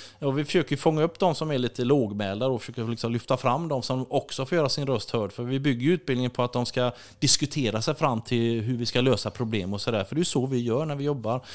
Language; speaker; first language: Swedish; native; Swedish